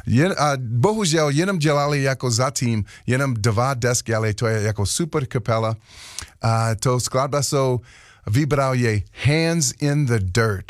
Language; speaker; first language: Czech; non-native, learner; English